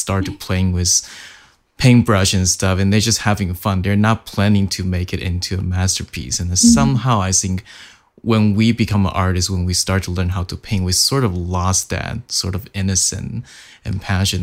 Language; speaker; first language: English; non-native, fluent; Chinese